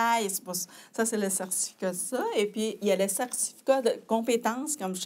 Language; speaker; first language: French; non-native, fluent; Chinese